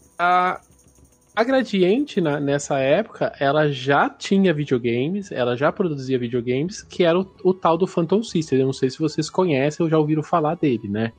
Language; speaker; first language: Portuguese; native; Portuguese